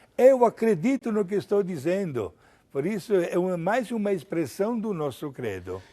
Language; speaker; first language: Portuguese; non-native, fluent; Italian